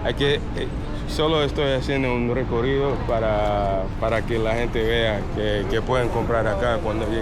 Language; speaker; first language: Spanish; non-native, fluent; English